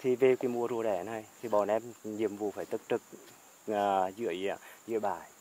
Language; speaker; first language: Vietnamese; native; Vietnamese